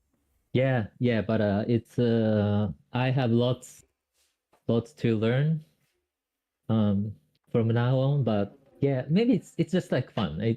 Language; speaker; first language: English; non-native, fluent; Japanese